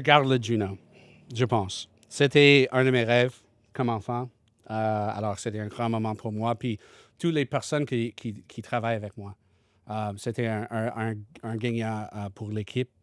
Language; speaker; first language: French; non-native, learner; English